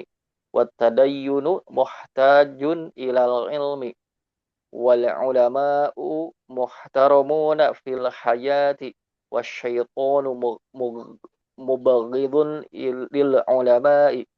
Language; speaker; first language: Arabic; non-native, learner; Indonesian